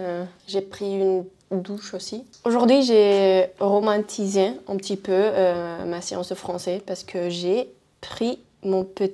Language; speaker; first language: French; non-native, fluent; Spanish